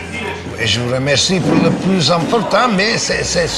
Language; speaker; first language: French; non-native, fluent; Italian